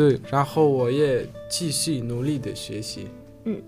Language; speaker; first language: Chinese; non-native, learner; Uzbek